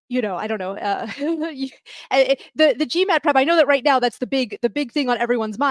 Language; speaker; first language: English; native; English